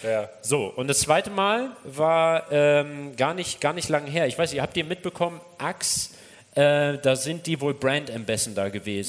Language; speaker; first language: German; native; German